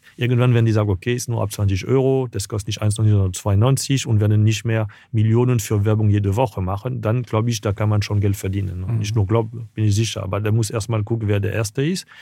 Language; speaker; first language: German; non-native, fluent; French